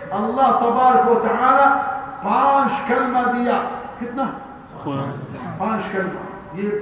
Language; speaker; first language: Urdu; non-native, learner; Arabic